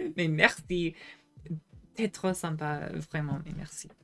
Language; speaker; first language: French; non-native, learner; English